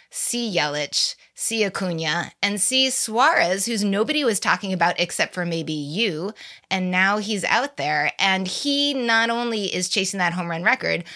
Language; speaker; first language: English; native; English